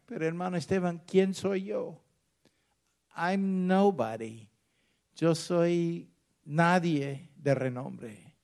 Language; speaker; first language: Spanish; non-native, fluent; English